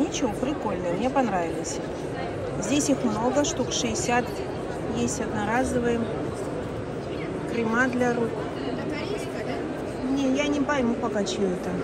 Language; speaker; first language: Russian; native; Russian